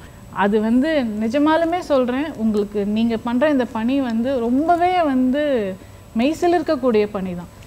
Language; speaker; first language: Tamil; native; Tamil